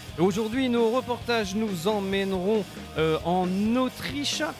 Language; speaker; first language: French; native; French